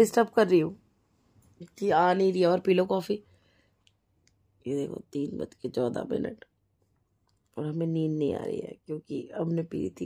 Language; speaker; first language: Hindi; native; Hindi